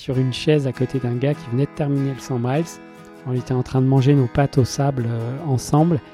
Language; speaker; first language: French; native; French